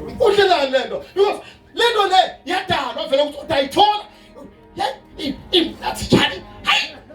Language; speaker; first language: Zulu; non-native, local second language; Swati